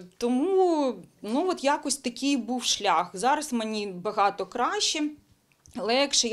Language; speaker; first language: Ukrainian; non-native, local second language; Bulgarian